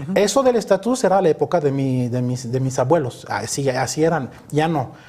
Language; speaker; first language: Spanish; early bilingual, other home language; French